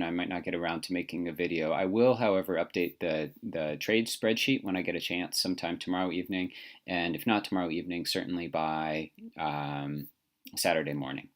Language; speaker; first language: English; native; English